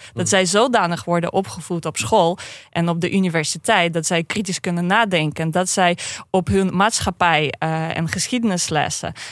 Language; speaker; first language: Dutch; non-native, fluent; Russian